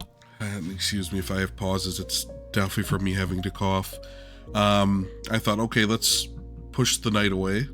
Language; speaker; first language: English; native; English